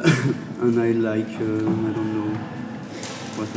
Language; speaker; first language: English; non-native, learner; French